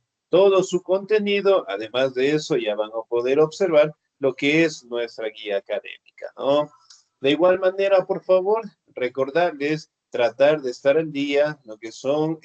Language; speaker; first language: Spanish; native; Spanish